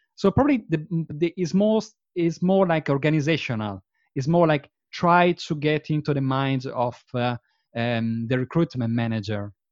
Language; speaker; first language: English; non-native, fluent; Italian